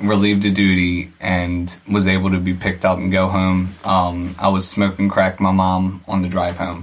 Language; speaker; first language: English; native; English